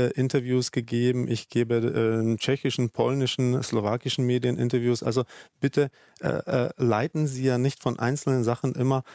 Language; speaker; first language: German; non-native, fluent; Czech